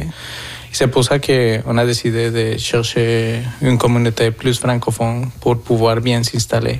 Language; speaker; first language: French; non-native, fluent; Spanish